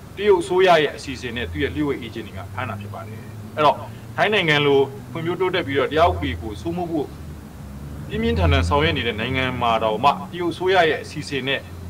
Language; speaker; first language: Burmese; native; Burmese